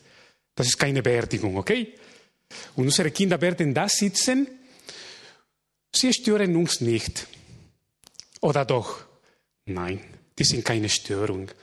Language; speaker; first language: German; non-native, fluent; Spanish